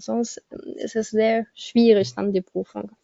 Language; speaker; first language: German; non-native, learner; Arabic